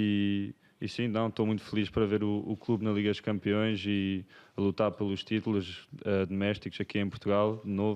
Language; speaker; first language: Portuguese; early bilingual, other home language; English